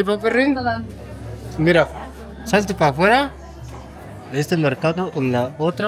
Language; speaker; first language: Spanish; native; Spanish